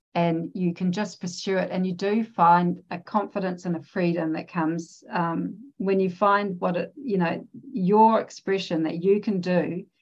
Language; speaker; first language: English; native; English